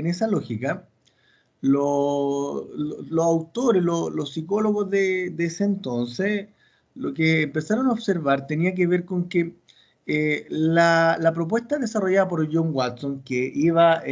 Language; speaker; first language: Spanish; native; Spanish